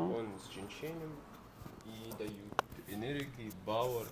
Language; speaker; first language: Russian; non-native, learner; Arabic